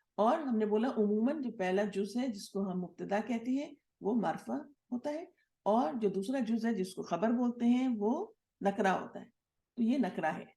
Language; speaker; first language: Urdu; native; Urdu